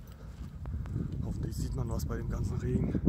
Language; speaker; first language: German; native; German